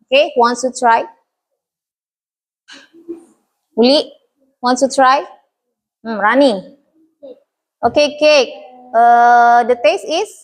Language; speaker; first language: English; non-native, learner; Indonesian